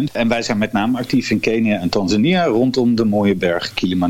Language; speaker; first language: Dutch; native; Dutch